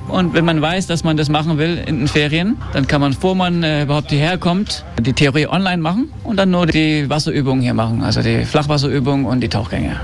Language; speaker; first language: German; early bilingual, heritage; German